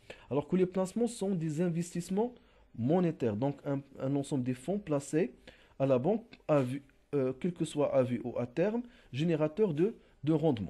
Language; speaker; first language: French; non-native, local second language; Arabic